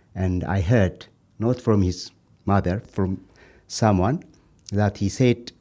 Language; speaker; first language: English; non-native, fluent; Amharic